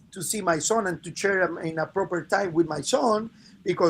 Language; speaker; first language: English; non-native, fluent; Spanish